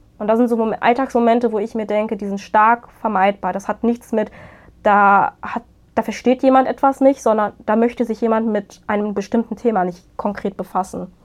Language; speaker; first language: German; early bilingual, other home language; Arabic